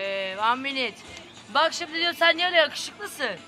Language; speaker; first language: Turkish; native; Turkish